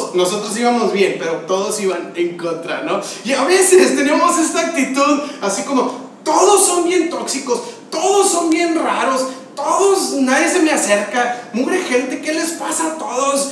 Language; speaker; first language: Spanish; native; Spanish